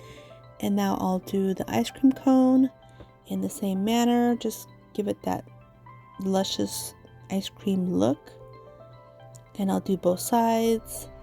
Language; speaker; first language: English; native; English